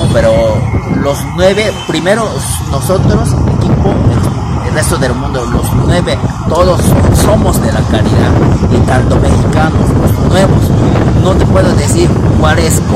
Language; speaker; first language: Spanish; non-native, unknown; Japanese